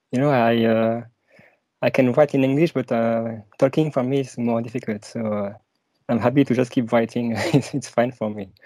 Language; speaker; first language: English; non-native, fluent; French